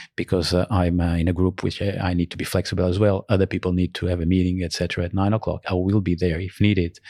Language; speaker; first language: English; early bilingual, other home language; Portuguese